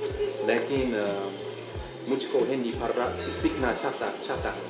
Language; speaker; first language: Hindi; non-native, learner; English